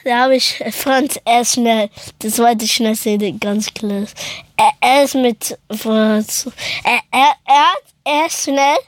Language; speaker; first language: German; early bilingual, other home language; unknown